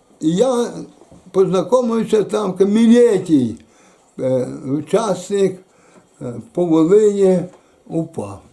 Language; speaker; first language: Ukrainian; native; Ukrainian